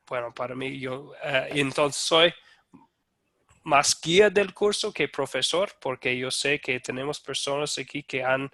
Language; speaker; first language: Spanish; non-native, fluent; English